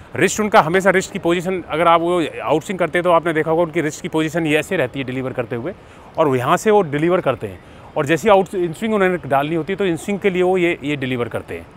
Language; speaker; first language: Hindi; native; Hindi